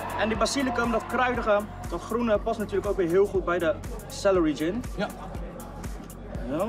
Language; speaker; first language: Dutch; native; Dutch